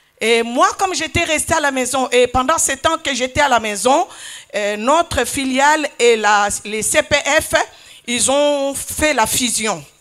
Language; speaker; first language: French; non-native, local second language; Lingala